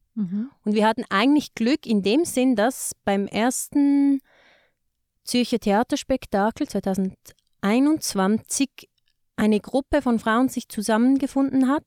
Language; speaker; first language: German; native; German